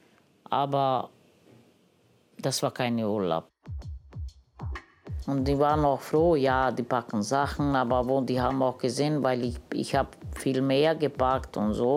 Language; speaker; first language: German; non-native, learner; Romany